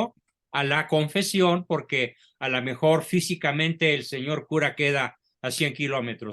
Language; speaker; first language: Spanish; native; Spanish